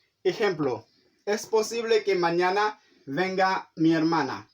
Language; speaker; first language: Spanish; non-native, fluent; Haitian Creole